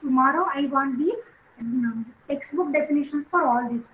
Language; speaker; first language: English; non-native, local second language; Marathi